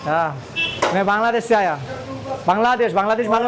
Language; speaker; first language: Hindi; non-native, learner; Bangla